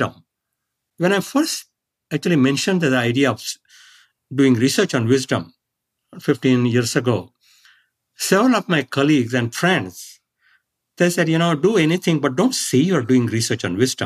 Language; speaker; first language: English; non-native, local second language; Marathi